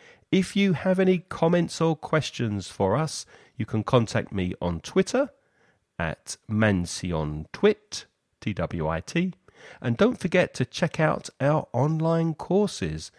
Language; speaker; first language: English; native; English